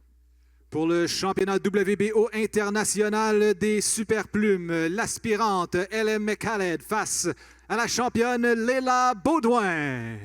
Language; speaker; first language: French; native; French